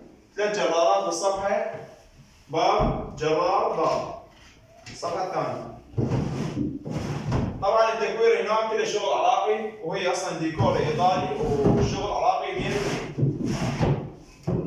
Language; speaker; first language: Arabic; native; Arabic